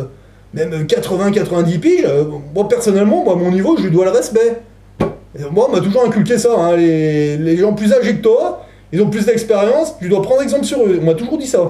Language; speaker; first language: French; native; French